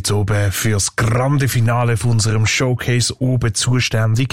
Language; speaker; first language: German; native; German